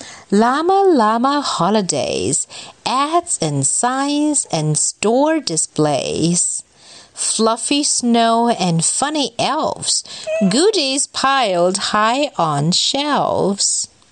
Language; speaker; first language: English; non-native, fluent; Chinese